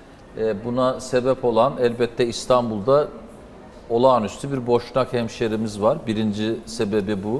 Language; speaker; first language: Turkish; native; Turkish